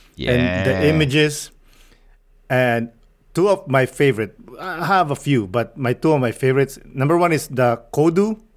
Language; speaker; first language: English; non-native, local second language; Filipino